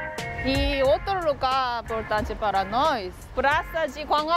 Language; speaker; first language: Portuguese; non-native, fluent; Korean